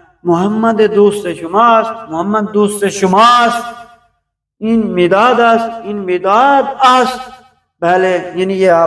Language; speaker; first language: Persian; non-native, fluent; Urdu